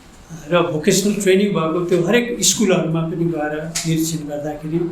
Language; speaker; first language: Nepali; native; Nepali